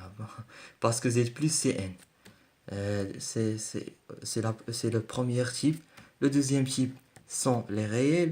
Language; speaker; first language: French; non-native, learner; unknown